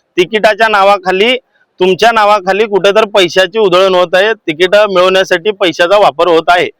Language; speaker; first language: Marathi; native; Marathi